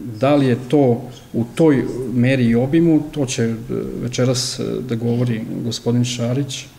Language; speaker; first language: Serbian; early bilingual, heritage; Serbian